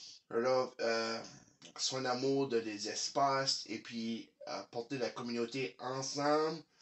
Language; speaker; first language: French; early bilingual, heritage; French